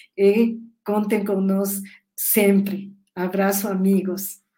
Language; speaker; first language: Portuguese; non-native, learner; Spanish